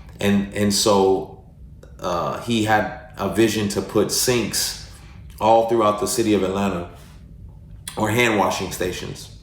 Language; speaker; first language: English; native; English